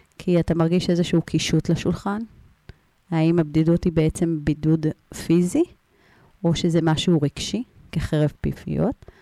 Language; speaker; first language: Hebrew; native; Hebrew